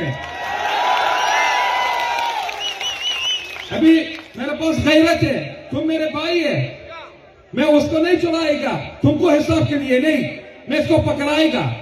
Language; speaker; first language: Hindi; non-native, learner; Arabic